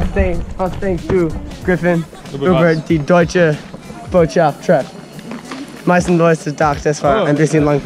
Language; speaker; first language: German; non-native, learner; English